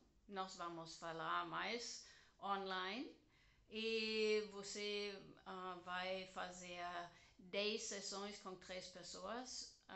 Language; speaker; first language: Portuguese; non-native, learner; German